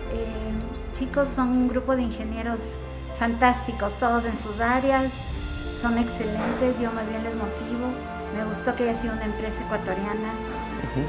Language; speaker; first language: Spanish; native; Spanish